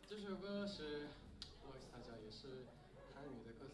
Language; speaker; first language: Chinese; non-native, fluent; Korean